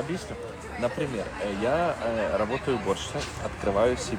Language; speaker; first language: Russian; non-native, fluent; Azerbaijani